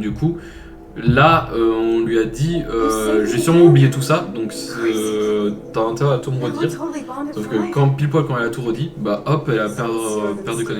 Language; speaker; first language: French; native; French